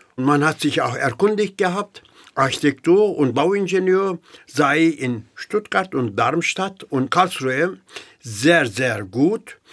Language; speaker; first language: German; non-native, fluent; Turkish